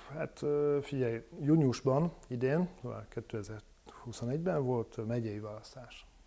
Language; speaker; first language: Hungarian; non-native, fluent; French